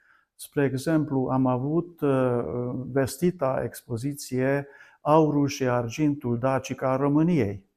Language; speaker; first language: Romanian; non-native, local second language; Hungarian